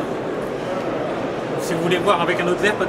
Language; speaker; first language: French; native; French